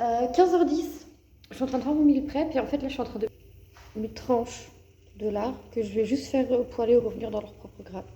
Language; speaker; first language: French; native; French